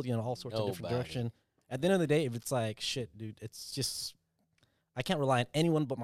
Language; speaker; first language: English; early bilingual, other home language; Vietnamese